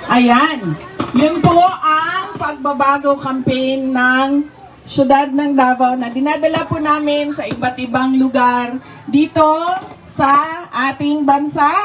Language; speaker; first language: Filipino; non-native, local second language; Cebuano